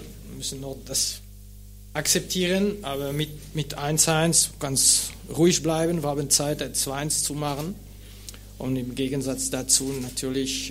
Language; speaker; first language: German; non-native, local second language; French